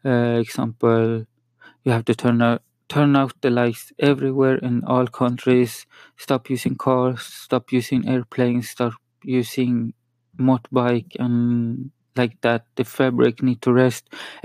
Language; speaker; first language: English; non-native, learner; Spanish